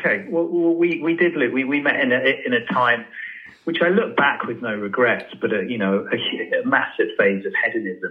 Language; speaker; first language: English; native; English